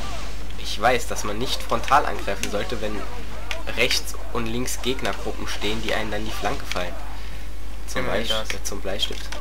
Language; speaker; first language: German; native; German